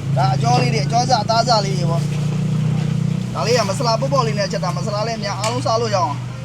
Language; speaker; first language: Burmese; native; Burmese